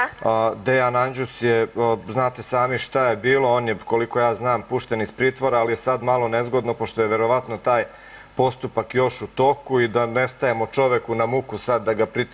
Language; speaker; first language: Croatian; native; Croatian